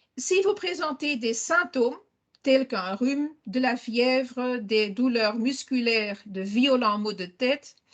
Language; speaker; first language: French; non-native, local second language; Dutch